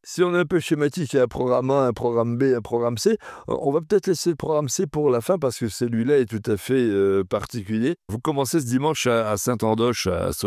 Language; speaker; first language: French; native; French